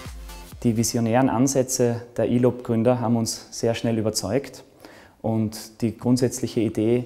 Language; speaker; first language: German; native; German